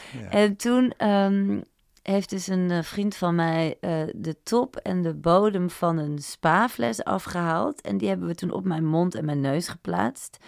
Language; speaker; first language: Dutch; native; Dutch